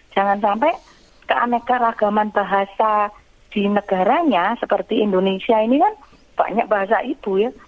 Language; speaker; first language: Indonesian; non-native, local second language; Javanese